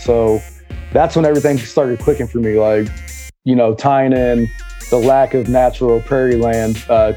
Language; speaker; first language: English; native; English